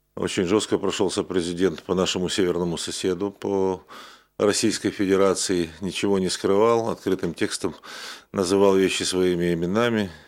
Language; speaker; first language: Russian; native; Russian